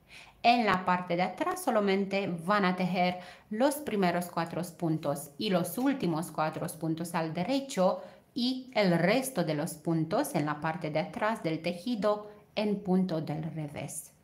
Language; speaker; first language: Spanish; non-native, fluent; Romanian